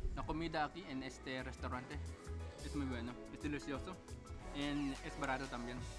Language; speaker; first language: Spanish; non-native, learner; Filipino